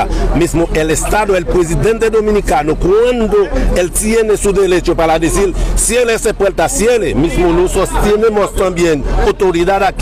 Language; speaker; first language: Spanish; non-native, local second language; Haitian Creole